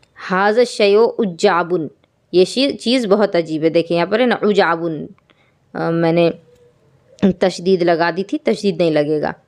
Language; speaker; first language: Urdu; native; Urdu